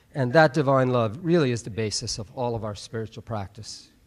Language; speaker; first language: English; native; English